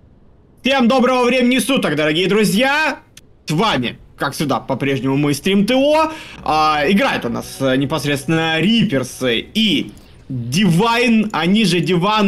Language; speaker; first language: Russian; native; Russian